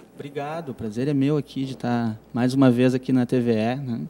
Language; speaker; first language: Portuguese; native; Portuguese